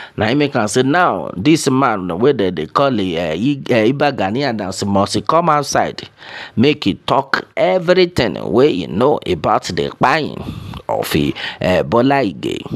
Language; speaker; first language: Nigerian Pidgin; non-native, local second language; Yoruba